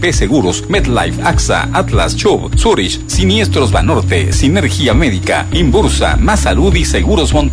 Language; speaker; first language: Spanish; native; Spanish